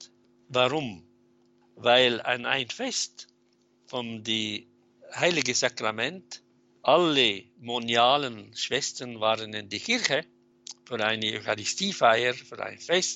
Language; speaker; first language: German; non-native, fluent; Arabic